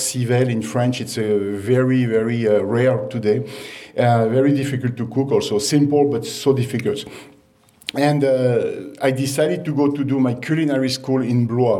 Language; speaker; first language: English; non-native, fluent; French